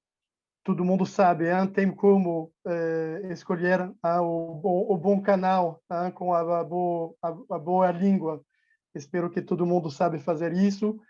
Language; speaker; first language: Portuguese; non-native, fluent; French